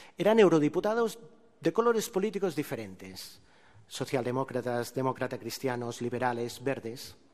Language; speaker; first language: Spanish; non-native, local second language; Catalan